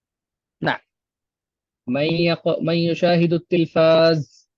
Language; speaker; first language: Arabic; non-native, fluent; Urdu